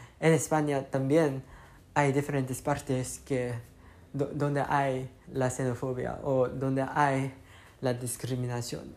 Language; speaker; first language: Spanish; non-native, learner; English